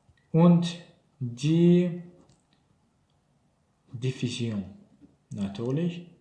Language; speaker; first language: German; non-native, learner; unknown